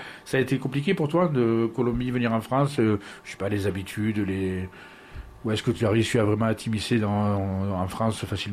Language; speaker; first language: French; native; French